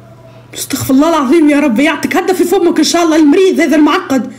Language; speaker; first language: Arabic; native; Arabic